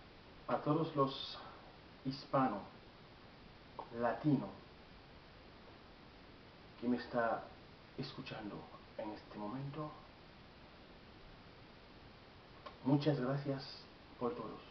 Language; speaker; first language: Spanish; non-native, learner; Haitian Creole